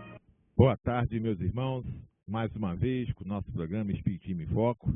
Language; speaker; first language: Portuguese; native; Portuguese